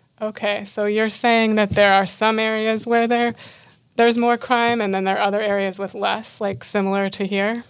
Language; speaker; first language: English; native; English